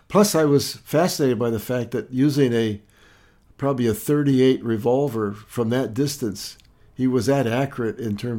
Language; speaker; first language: English; native; English